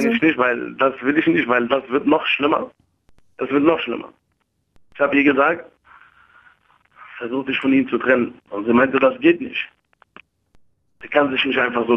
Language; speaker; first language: German; early bilingual, other home language; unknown